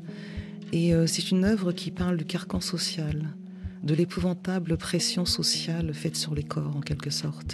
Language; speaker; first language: French; native; French